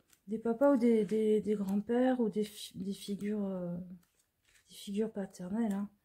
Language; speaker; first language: French; native; French